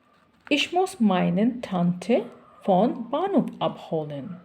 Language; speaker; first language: German; non-native, fluent; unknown